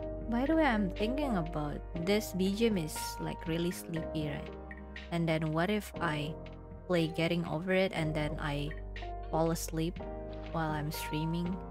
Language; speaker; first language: English; non-native, fluent; Indonesian